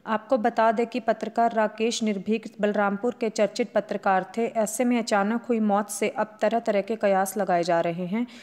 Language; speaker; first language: Hindi; native; Hindi